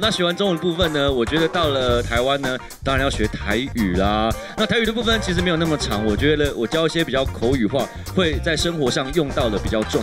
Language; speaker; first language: Chinese; native; Chinese